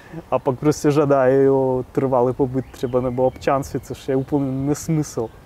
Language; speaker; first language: Czech; non-native, fluent; Russian